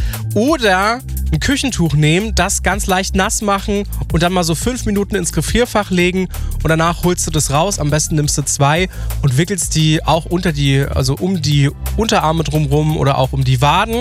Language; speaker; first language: German; native; German